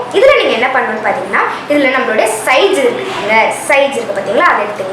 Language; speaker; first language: Tamil; native; Tamil